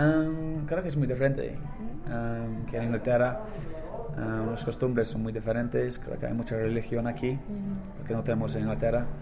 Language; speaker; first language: Spanish; non-native, learner; English